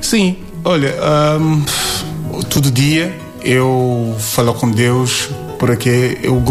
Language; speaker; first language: Portuguese; non-native, learner; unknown